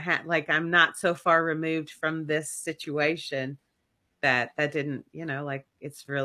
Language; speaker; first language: English; native; English